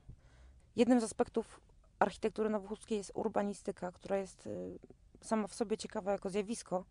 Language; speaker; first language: Polish; native; Polish